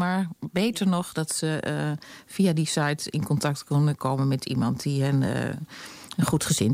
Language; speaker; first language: Dutch; native; Dutch